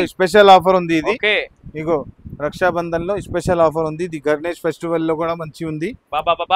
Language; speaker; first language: Telugu; non-native, local second language; Urdu